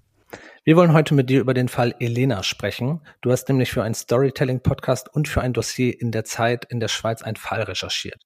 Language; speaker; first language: German; native; German